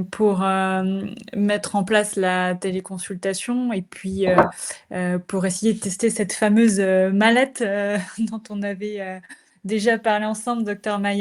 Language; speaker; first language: French; native; French